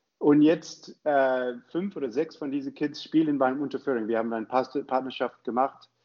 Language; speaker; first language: German; non-native, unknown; English